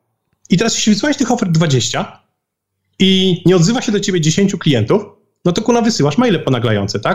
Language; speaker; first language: Polish; native; Polish